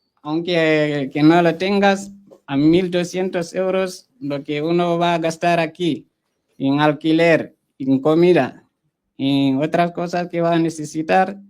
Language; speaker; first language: Spanish; non-native, fluent; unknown